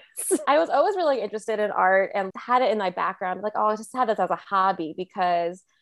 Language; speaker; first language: English; native; English